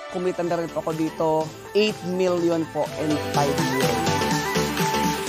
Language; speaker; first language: Filipino; non-native, local second language; Bikol